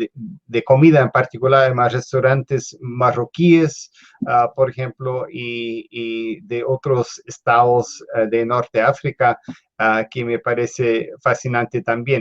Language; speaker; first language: Spanish; non-native, fluent; English